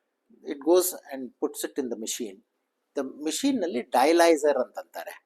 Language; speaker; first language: English; non-native, local second language; Kannada